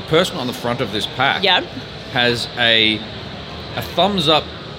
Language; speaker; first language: English; native; English